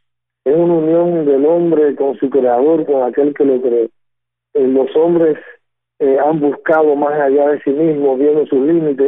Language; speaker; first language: Spanish; native; Spanish